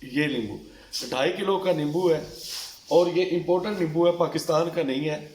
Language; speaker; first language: Urdu; non-native, local second language; Punjabi